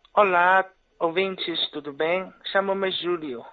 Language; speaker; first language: Portuguese; non-native, fluent; Chinese